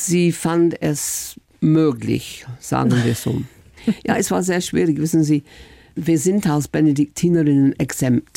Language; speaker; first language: German; non-native, fluent; English